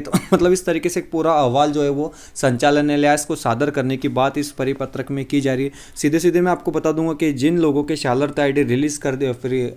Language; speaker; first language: Hindi; non-native, local second language; Marathi